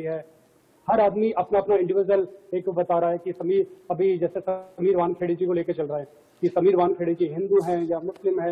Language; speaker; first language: Hindi; native; Hindi